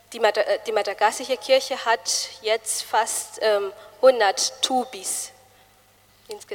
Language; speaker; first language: German; non-native, fluent; Malagasy